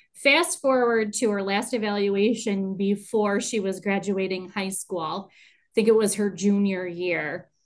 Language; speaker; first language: English; native; English